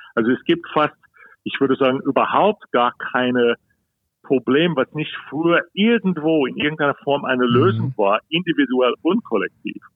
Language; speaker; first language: German; non-native, fluent; English